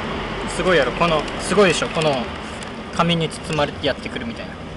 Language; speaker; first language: Japanese; native; Japanese